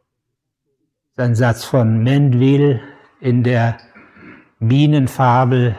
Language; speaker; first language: German; native; German